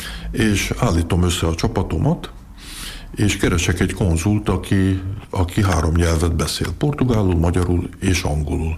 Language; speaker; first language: Hungarian; early bilingual, heritage; Hungarian